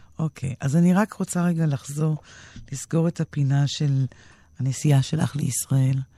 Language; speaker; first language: Hebrew; native; Hebrew